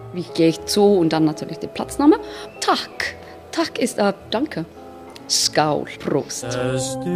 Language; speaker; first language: German; non-native, learner; Icelandic